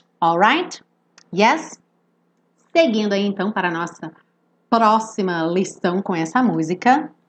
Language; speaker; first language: Portuguese; native; Portuguese